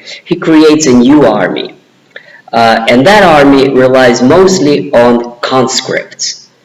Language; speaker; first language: English; non-native, fluent; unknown